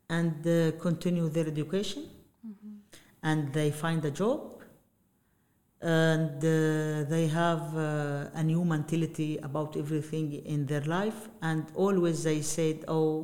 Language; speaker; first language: English; non-native, learner; Arabic